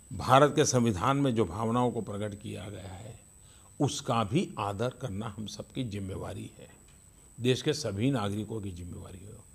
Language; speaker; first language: Hindi; non-native, local second language; Gujarati